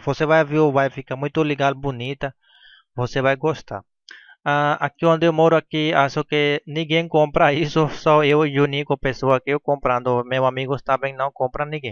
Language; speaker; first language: Portuguese; non-native, learner; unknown